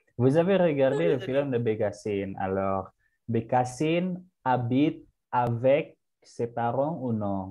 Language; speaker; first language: French; non-native, fluent; Indonesian